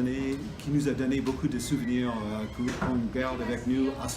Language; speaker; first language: French; non-native, fluent; English